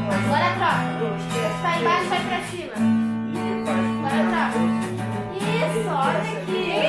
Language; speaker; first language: Portuguese; non-native, learner; French